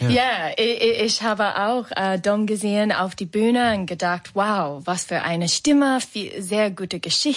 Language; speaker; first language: German; non-native, learner; English